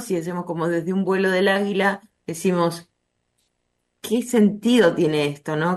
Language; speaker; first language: Spanish; native; Spanish